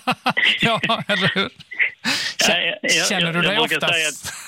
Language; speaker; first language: Swedish; native; Swedish